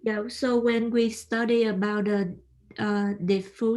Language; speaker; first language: English; non-native, learner; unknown